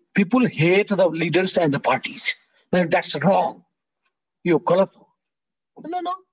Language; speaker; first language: English; non-native, local second language; Nepali